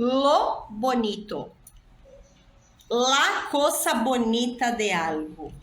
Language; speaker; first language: Spanish; non-native, fluent; Portuguese